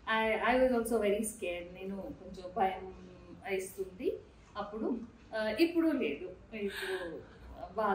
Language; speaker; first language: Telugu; non-native, learner; Kannada